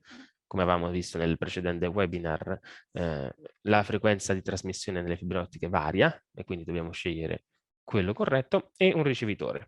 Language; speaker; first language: Italian; native; Italian